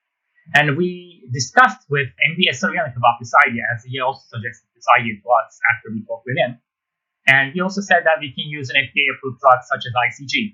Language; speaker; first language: English; non-native, fluent; Turkish